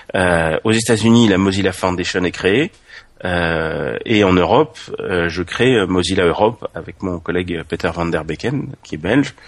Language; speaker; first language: French; native; French